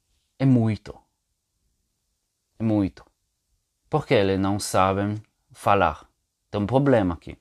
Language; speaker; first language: Portuguese; non-native, fluent; Italian